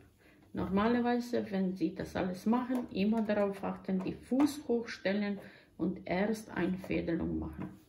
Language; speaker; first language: German; non-native, learner; Croatian